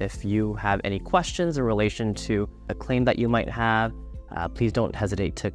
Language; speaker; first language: English; native; English